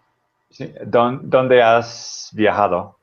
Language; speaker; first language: Spanish; non-native, fluent; English